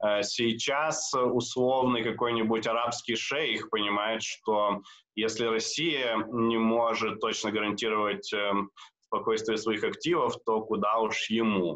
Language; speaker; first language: Russian; native; Russian